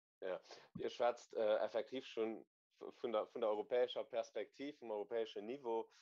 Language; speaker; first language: Luxembourgish; native; Luxembourgish